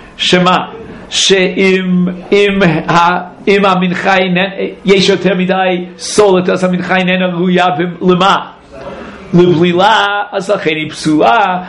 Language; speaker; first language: Hebrew; non-native, fluent; English